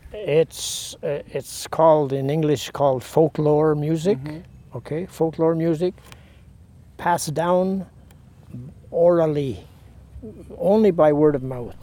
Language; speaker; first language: English; native; English